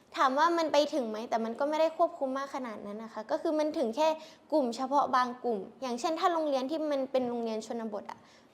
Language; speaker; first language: Thai; native; Thai